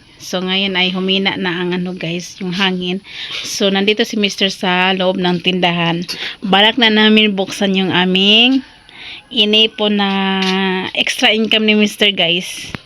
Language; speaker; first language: Filipino; non-native, local second language; Cebuano